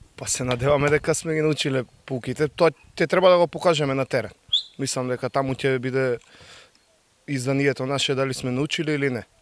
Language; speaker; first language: Macedonian; native; Macedonian